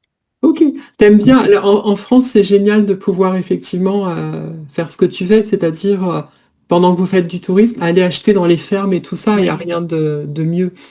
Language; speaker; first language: French; native; French